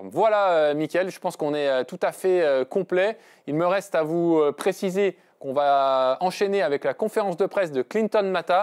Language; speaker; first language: French; native; French